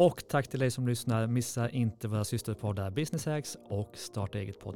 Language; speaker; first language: Swedish; native; Swedish